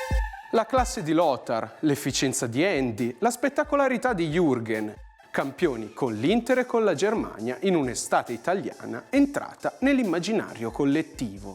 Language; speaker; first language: Italian; native; Italian